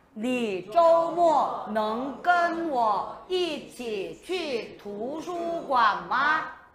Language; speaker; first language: Chinese; non-native, fluent; Korean